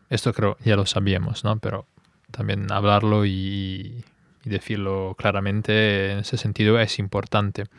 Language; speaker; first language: Spanish; non-native, fluent; Italian